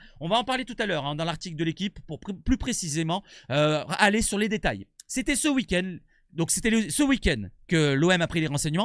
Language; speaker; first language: French; native; French